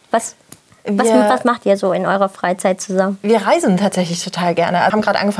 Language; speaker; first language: German; native; German